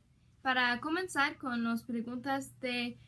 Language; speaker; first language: Spanish; non-native, learner; English